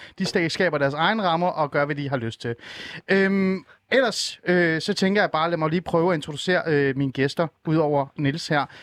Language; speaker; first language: Danish; early bilingual, other home language; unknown